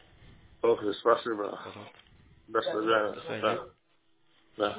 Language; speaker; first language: Russian; non-native, learner; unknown